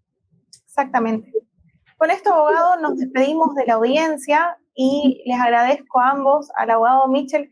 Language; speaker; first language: Spanish; native; Spanish